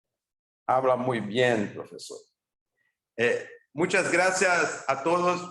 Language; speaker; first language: Spanish; non-native, fluent; Portuguese